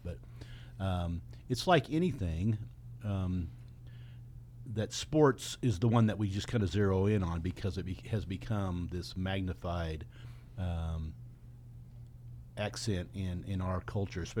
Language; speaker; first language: English; native; English